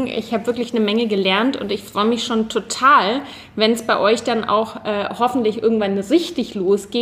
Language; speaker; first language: German; native; German